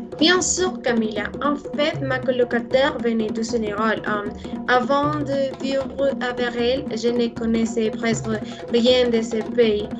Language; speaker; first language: French; non-native, learner; Spanish